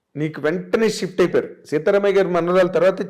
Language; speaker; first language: Telugu; native; Telugu